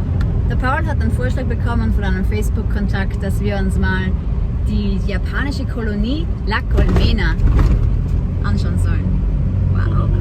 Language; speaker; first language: German; native; German